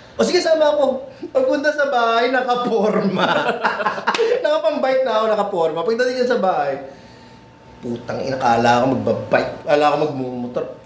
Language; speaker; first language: Filipino; native; Filipino